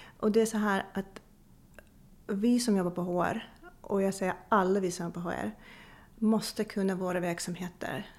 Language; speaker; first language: Swedish; non-native, fluent; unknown